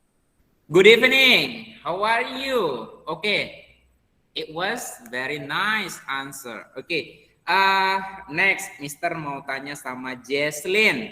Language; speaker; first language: English; non-native, learner; Indonesian